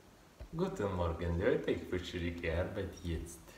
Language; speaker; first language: German; non-native, learner; Russian